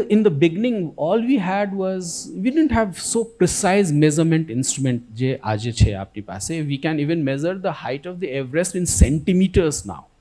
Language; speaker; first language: English; non-native, local second language; Gujarati